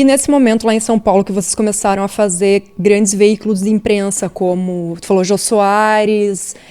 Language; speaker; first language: Portuguese; native; Portuguese